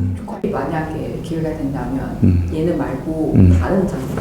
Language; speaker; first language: Korean; non-native, fluent; Chinese